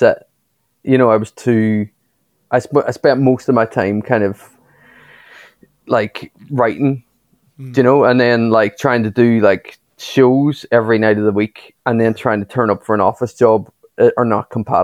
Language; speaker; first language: English; native; English